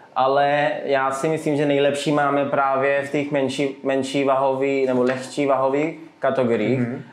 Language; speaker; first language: Czech; non-native, fluent; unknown